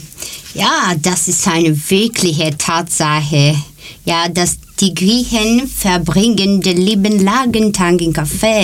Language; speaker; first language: German; non-native, learner; Greek